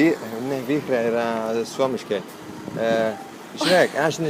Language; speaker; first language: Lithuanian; non-native, learner; Italian